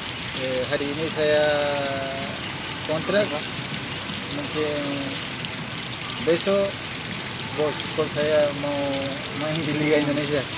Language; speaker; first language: Indonesian; non-native, fluent; Spanish